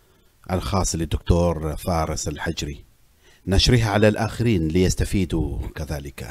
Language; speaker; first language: Arabic; native; Arabic